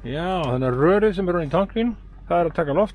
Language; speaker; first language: Icelandic; native; Icelandic